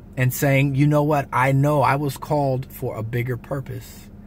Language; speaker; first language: English; native; English